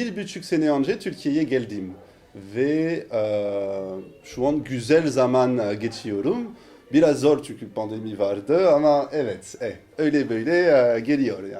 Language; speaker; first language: Turkish; non-native, learner; French